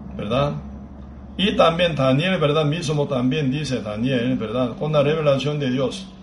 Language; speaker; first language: Spanish; non-native, fluent; Korean